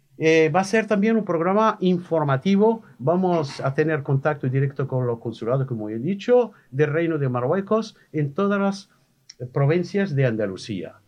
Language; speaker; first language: Spanish; non-native, fluent; Arabic